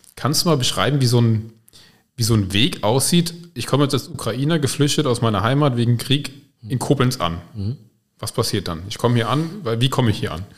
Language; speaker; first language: German; native; German